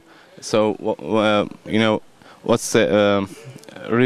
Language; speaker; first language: English; non-native, learner; Turkish